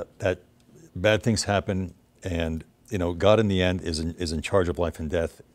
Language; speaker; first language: English; native; English